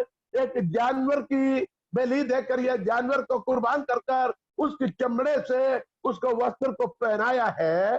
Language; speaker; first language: Hindi; non-native, local second language; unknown